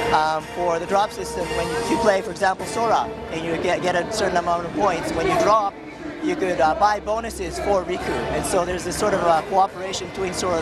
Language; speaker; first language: English; non-native, fluent; Japanese